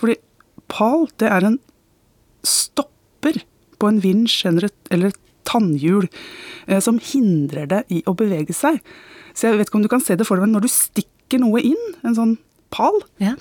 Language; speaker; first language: Norwegian; native; Norwegian